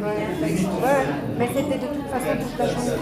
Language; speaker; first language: French; non-native, fluent; German